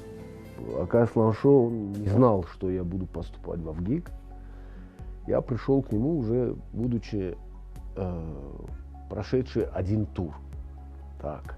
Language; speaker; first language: Russian; non-native, local second language; Tajik